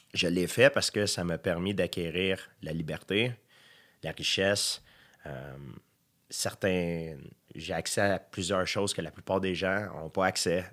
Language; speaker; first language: French; native; French